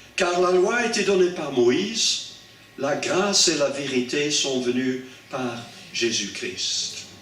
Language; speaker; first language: French; non-native, fluent; English